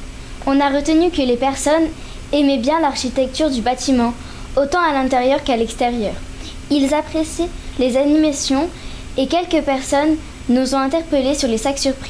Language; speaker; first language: French; native; French